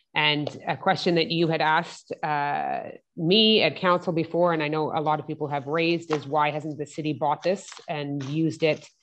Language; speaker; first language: English; native; English